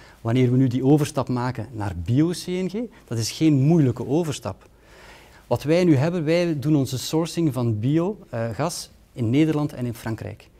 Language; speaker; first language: Dutch; native; Dutch